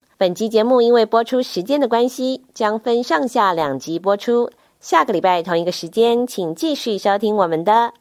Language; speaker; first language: Chinese; native; Chinese